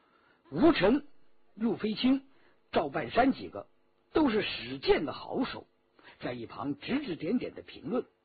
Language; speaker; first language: Chinese; native; Chinese